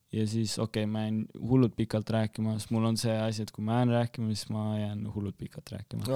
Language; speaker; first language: Estonian; native; Estonian